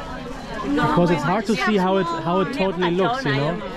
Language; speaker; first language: English; non-native, fluent; German